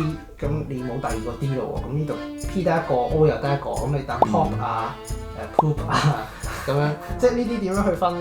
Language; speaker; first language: Cantonese; native; Cantonese